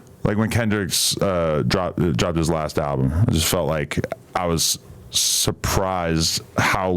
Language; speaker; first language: English; native; English